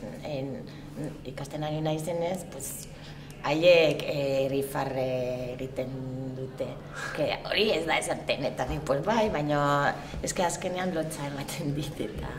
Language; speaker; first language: Basque; non-native, learner; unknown